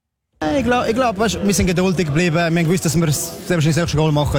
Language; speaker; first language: German; native; German